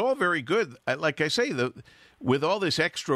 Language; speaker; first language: English; native; English